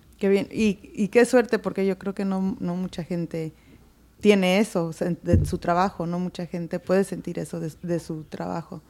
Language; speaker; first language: Spanish; early bilingual, heritage; Spanish